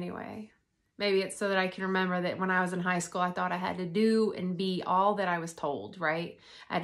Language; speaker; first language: English; native; English